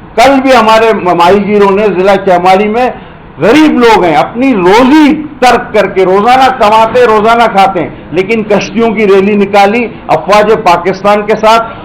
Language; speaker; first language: Urdu; non-native, local second language; Sindhi